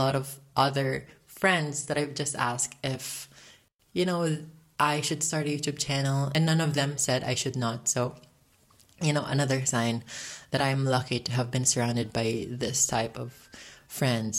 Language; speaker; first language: English; non-native, local second language; Cebuano